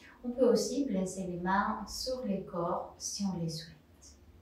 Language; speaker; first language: French; non-native, fluent; Spanish